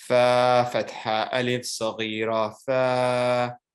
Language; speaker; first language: Arabic; non-native, learner; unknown